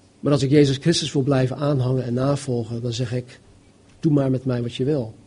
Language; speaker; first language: Dutch; non-native, fluent; English